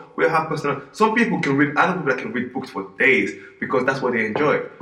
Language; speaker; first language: English; non-native, local second language; Yoruba